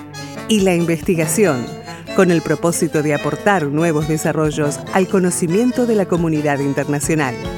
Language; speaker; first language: Spanish; native; Spanish